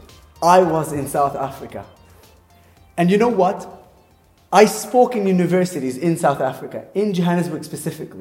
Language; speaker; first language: English; non-native, fluent; Arabic